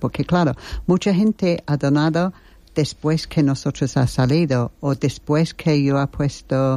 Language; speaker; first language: Spanish; non-native, fluent; English